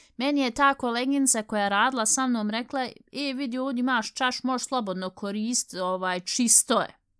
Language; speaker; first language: Bosnian; early bilingual, heritage; Bosnian